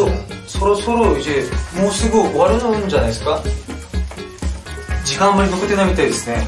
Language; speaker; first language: Japanese; non-native, fluent; Korean